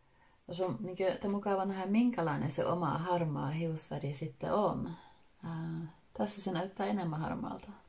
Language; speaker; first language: Finnish; early bilingual, heritage; Finnish